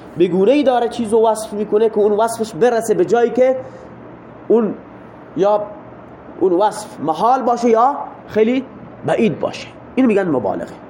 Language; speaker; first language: Persian; native; Persian